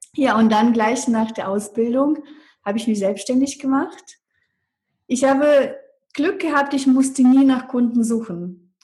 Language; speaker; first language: German; non-native, fluent; Russian